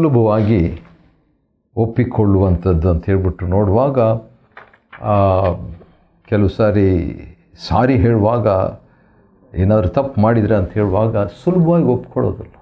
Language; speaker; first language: Kannada; native; Kannada